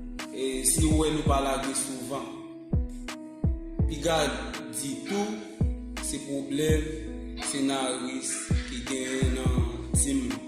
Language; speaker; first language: French; non-native, learner; Haitian Creole